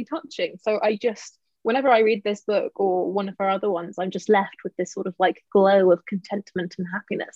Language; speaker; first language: English; native; English